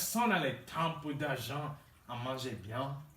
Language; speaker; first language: French; non-native, learner; English